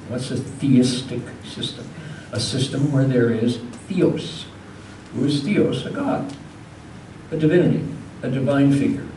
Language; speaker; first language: English; native; English